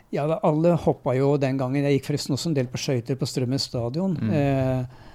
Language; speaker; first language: Norwegian; native; Norwegian